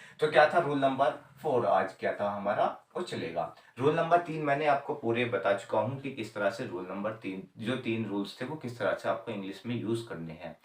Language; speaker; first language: Hindi; native; Hindi